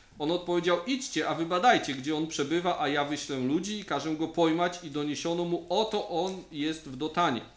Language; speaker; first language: Polish; native; Polish